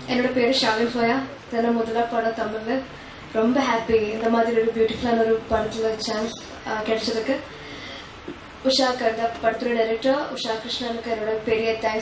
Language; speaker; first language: Tamil; non-native, learner; Malayalam